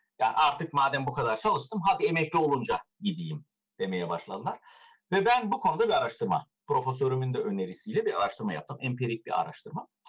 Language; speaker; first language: Turkish; early bilingual, heritage; Turkish